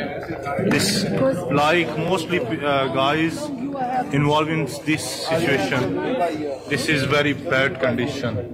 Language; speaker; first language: English; non-native, learner; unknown